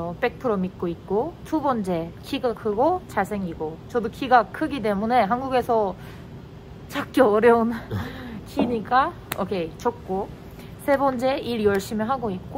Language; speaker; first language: Korean; non-native, fluent; Turkish